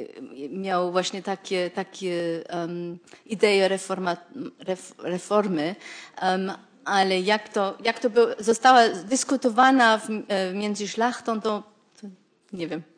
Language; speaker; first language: Polish; non-native, fluent; German